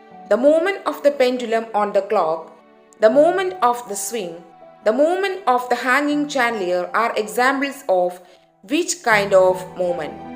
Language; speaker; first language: English; non-native, local second language; Malayalam